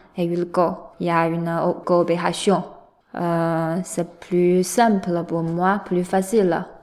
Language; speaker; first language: French; non-native, learner; Chinese